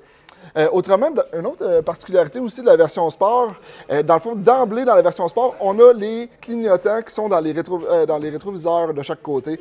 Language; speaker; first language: French; native; French